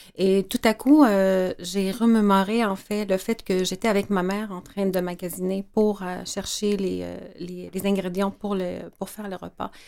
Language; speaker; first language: French; non-native, fluent; Arabic